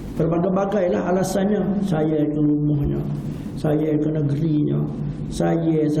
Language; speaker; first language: Malay; early bilingual, heritage; Malay